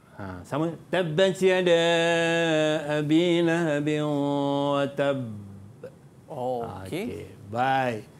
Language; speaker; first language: Malay; native; Malay